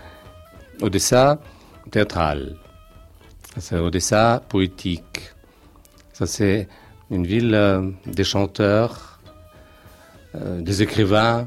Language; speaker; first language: French; non-native, fluent; Russian